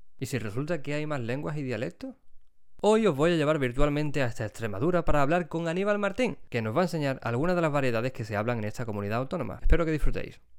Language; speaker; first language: Spanish; native; Spanish